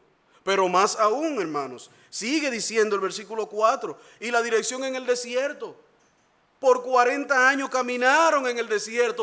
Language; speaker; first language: Spanish; native; Spanish